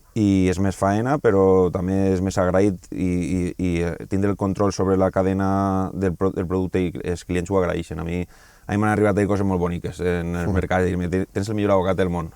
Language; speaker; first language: Catalan; native; Catalan